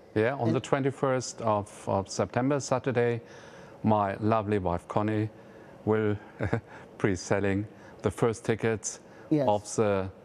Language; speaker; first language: English; non-native, fluent; German